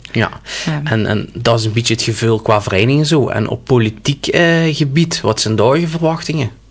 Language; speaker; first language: Dutch; native; Dutch